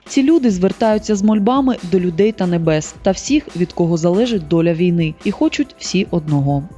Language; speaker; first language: Ukrainian; native; Ukrainian